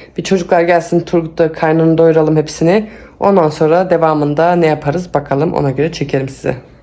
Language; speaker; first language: Turkish; early bilingual, heritage; Turkish